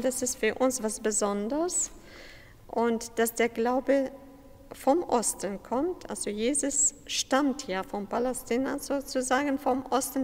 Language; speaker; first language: German; non-native, fluent; Syriac